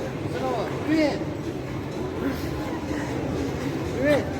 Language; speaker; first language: Russian; non-native, local second language; Uzbek